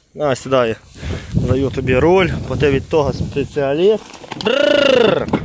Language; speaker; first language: Ukrainian; native; Ukrainian